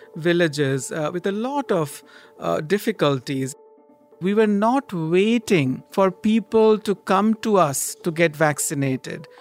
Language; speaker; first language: English; non-native, local second language; Bangla